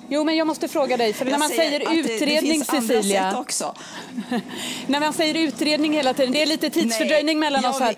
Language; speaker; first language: Swedish; native; Swedish